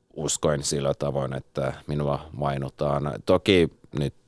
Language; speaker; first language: Finnish; native; Finnish